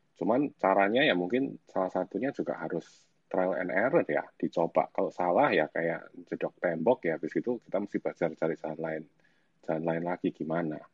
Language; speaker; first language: Indonesian; native; Indonesian